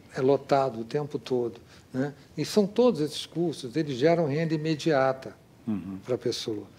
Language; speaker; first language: Portuguese; native; Portuguese